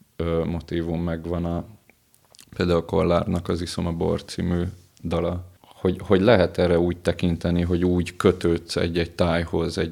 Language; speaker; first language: Hungarian; native; Hungarian